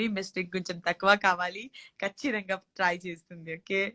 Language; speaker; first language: Telugu; non-native, learner; Gujarati